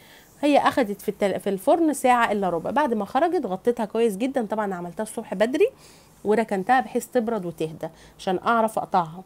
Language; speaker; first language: Arabic; native; Arabic